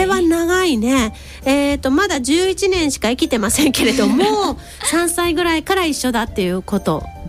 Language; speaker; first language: Japanese; native; Japanese